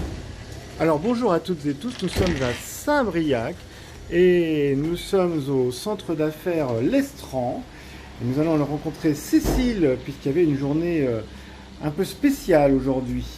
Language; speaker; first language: French; native; French